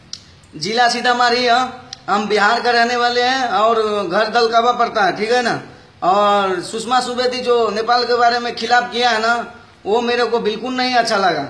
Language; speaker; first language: Hindi; non-native, local second language; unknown